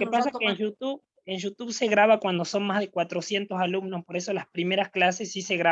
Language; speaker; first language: Spanish; native; Spanish